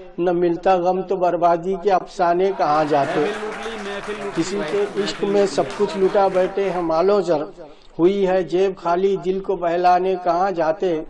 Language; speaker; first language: Urdu; native; Urdu